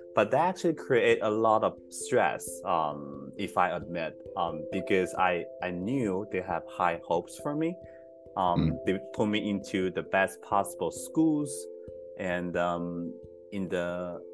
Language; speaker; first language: English; non-native, fluent; Chinese